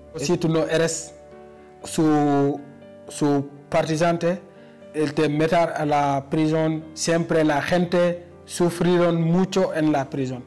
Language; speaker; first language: Spanish; non-native, learner; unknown